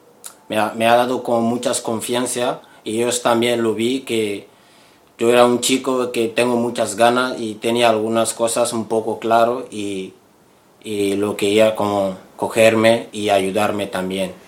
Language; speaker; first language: Spanish; non-native, learner; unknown